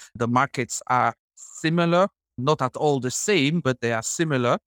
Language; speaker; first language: English; non-native, fluent; Dutch